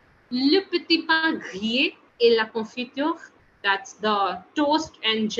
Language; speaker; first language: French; non-native, fluent; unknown